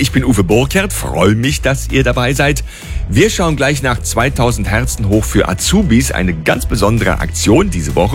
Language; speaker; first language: German; native; German